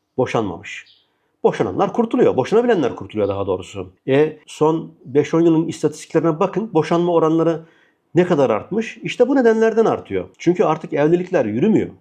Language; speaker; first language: Turkish; native; Turkish